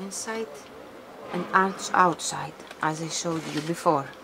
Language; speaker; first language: English; non-native, fluent; Greek